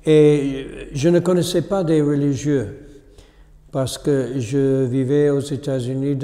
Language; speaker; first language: French; non-native, fluent; English